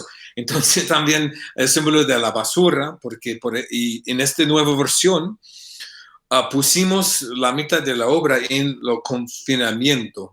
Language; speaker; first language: Spanish; non-native, fluent; English